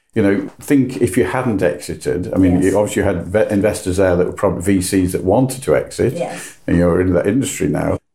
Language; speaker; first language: English; non-native, fluent; Persian